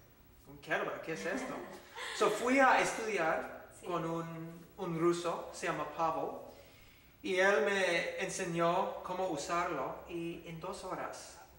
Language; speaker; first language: Spanish; non-native, fluent; English